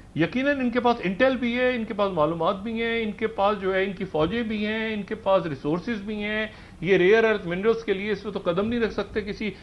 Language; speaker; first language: Urdu; native; Urdu